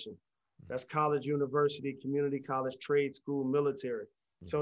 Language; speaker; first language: English; native; English